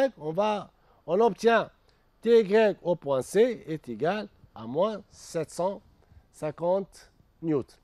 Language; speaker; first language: French; non-native, local second language; Arabic